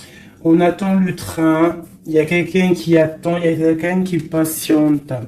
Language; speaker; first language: French; native; French